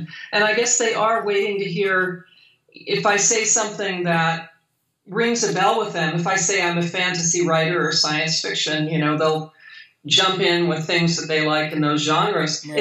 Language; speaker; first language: English; native; English